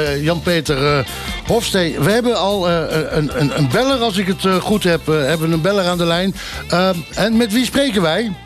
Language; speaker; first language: Dutch; native; Dutch